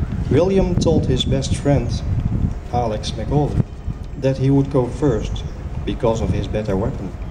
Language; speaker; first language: English; non-native, fluent; Dutch